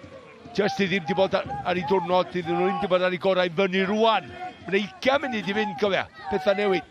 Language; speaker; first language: Welsh; native; Welsh